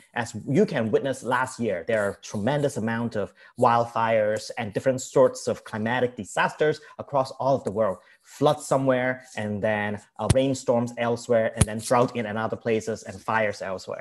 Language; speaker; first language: English; non-native, local second language; Cantonese